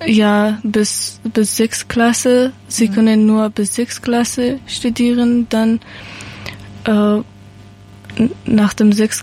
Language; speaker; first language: German; non-native, learner; Persian